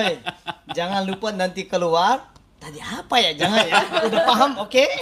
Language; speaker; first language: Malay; non-native, learner; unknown